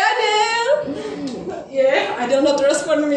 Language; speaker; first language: English; non-native, learner; Indonesian